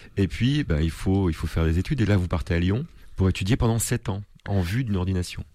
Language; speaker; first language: French; native; French